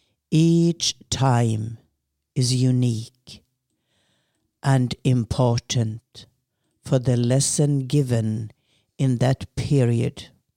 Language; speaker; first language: English; non-native, fluent; Norwegian